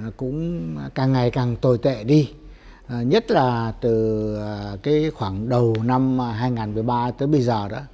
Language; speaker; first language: Vietnamese; native; Vietnamese